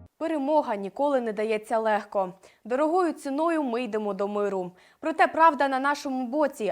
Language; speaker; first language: Ukrainian; native; Ukrainian